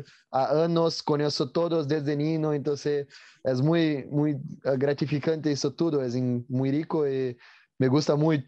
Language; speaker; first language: Spanish; non-native, learner; Portuguese